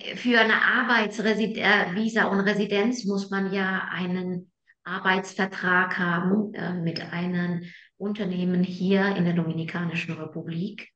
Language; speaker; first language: German; non-native, fluent; Spanish